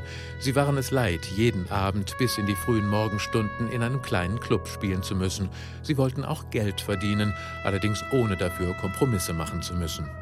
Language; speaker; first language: German; native; German